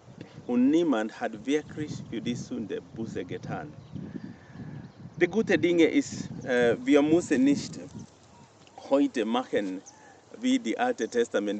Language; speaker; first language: German; non-native, fluent; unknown